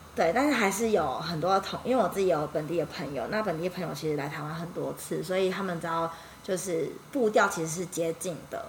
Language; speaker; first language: Chinese; native; Chinese